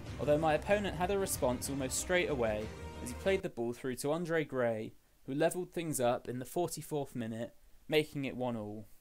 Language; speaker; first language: English; native; English